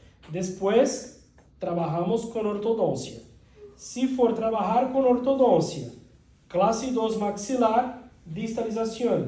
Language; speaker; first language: Spanish; non-native, fluent; Portuguese